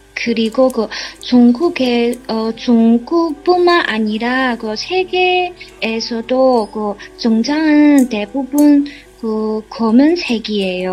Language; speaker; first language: Korean; non-native, learner; Chinese